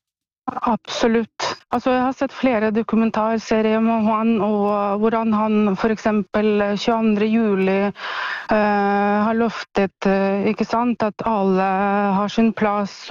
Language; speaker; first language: Norwegian; non-native, fluent; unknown